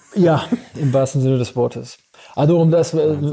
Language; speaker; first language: German; native; German